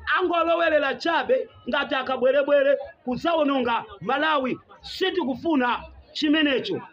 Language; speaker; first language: Nyanja; non-native, local second language; Tumbuka